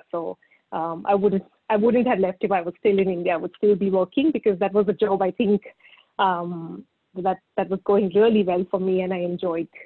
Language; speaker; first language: English; non-native, local second language; Marathi